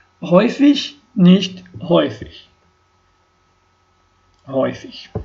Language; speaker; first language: German; non-native, learner; Ukrainian